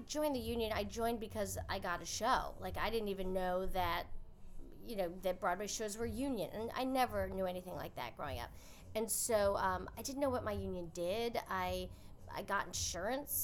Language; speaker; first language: English; native; English